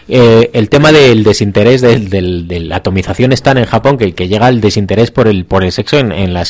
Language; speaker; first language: Spanish; native; Spanish